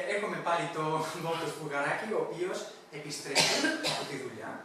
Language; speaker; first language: Greek; non-native, fluent; Spanish